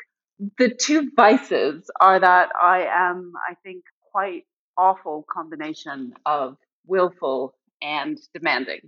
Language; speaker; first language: English; native; English